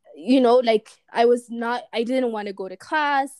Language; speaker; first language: English; non-native, fluent; Amharic